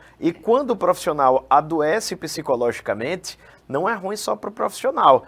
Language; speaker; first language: Portuguese; native; Portuguese